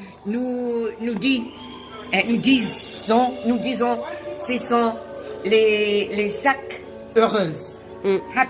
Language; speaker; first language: French; non-native, learner; English